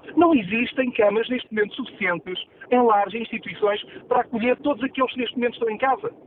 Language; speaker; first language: Portuguese; native; Portuguese